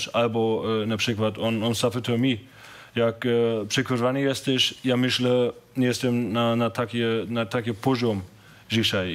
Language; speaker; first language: Polish; non-native, learner; German